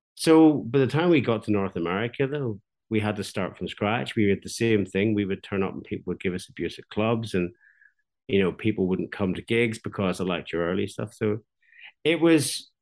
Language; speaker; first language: English; native; English